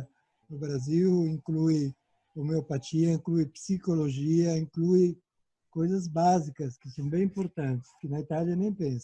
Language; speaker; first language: Portuguese; non-native, fluent; Italian